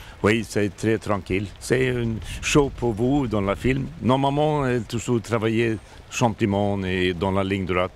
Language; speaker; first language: French; non-native, learner; Swedish